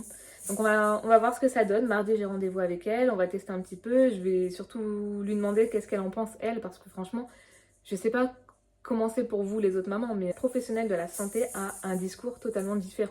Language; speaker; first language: French; native; French